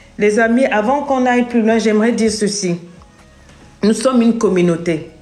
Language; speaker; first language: French; non-native, local second language; Lingala